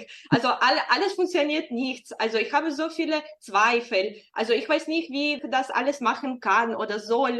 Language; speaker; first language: German; non-native, fluent; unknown